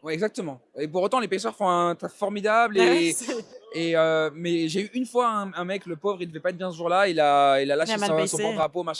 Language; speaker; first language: French; native; French